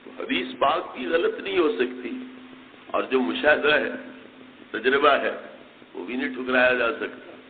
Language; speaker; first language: Urdu; non-native, local second language; Punjabi